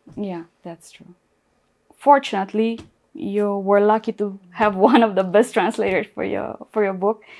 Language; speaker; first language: English; non-native, fluent; Romanian